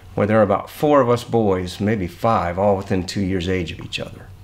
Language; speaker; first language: English; native; English